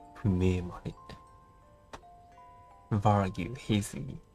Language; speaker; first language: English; non-native, learner; Japanese